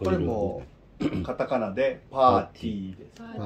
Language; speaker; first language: Japanese; non-native, learner; Korean